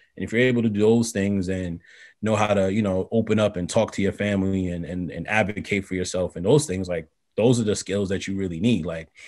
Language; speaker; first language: English; native; English